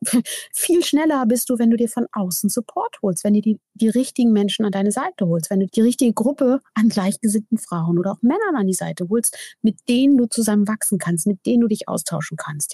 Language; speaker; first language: German; native; German